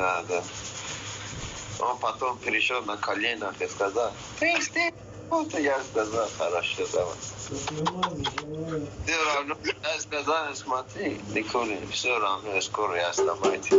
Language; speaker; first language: Russian; non-native, learner; Persian